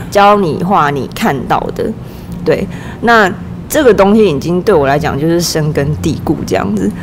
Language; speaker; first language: Chinese; native; Chinese